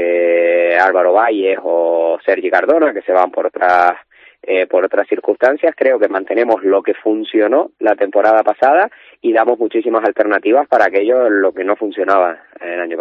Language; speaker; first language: Spanish; native; Spanish